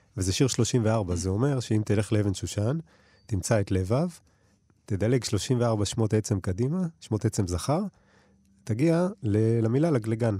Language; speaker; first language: Hebrew; early bilingual, other home language; Russian